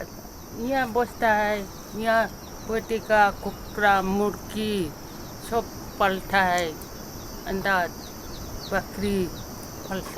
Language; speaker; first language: Hindi; non-native, local second language; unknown